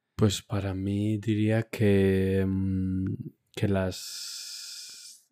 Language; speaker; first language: Spanish; early bilingual, other home language; Romanian